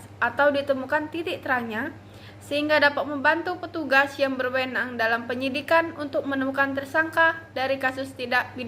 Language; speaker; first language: Indonesian; native; Indonesian